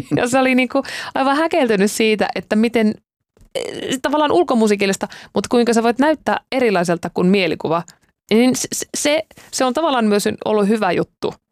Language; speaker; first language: Finnish; native; Finnish